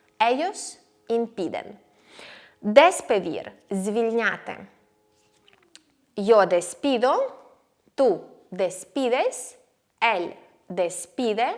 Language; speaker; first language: Spanish; non-native, fluent; Ukrainian